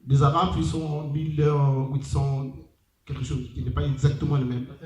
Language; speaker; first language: French; non-native, learner; Arabic